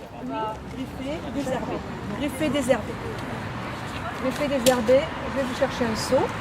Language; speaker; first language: French; native; French